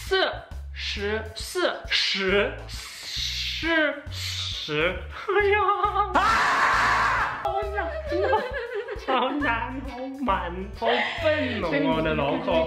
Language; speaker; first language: Chinese; non-native, learner; Danish